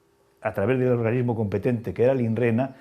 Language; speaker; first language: Spanish; native; Spanish